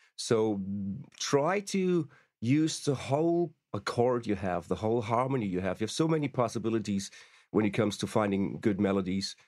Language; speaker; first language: English; non-native, fluent; German